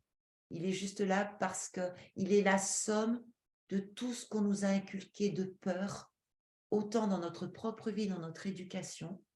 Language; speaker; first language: French; native; French